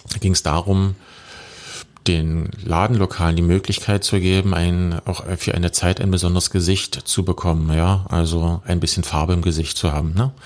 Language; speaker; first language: German; native; German